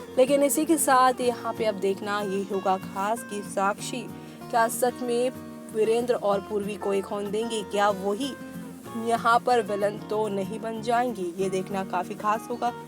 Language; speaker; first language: Hindi; native; Hindi